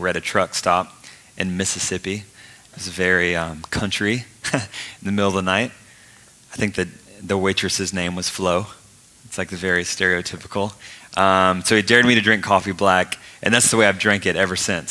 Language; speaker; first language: English; native; English